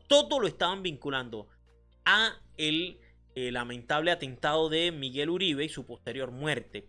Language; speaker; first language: Spanish; native; Spanish